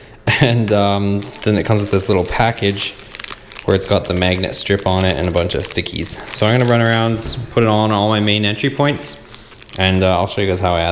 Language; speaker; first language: English; native; English